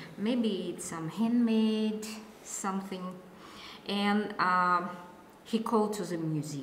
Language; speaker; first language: English; non-native, fluent; Latvian